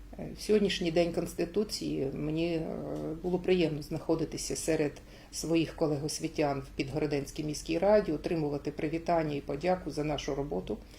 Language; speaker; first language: Ukrainian; native; Ukrainian